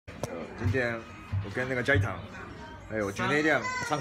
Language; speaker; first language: Chinese; non-native, fluent; Japanese